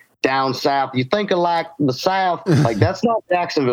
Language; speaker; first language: English; native; English